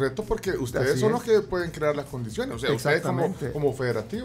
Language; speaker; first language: Spanish; native; Spanish